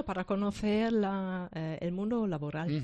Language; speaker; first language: Spanish; non-native, fluent; German